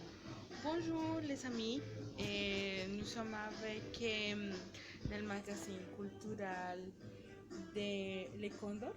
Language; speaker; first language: French; non-native, learner; Spanish